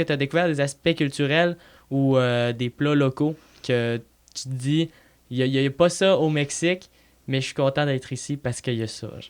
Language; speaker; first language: French; native; French